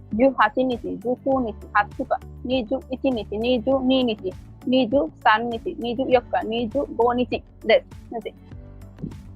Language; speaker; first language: Japanese; non-native, learner; Bangla